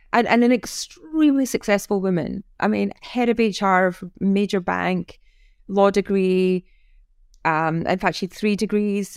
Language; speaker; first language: English; native; English